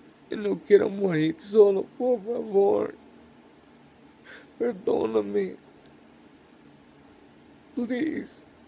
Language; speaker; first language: Spanish; non-native, learner; English